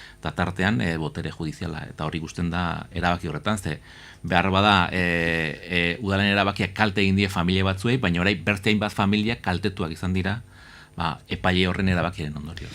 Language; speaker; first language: Basque; native; Basque